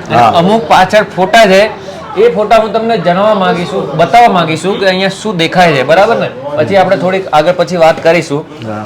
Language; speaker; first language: Gujarati; native; Gujarati